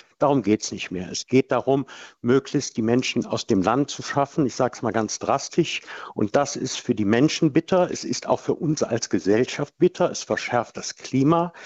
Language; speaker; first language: German; native; German